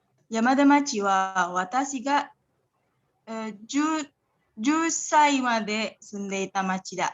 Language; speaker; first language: Japanese; non-native, learner; Indonesian